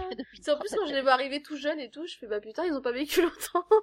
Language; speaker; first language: French; native; French